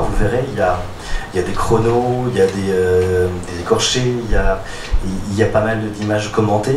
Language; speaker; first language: French; native; French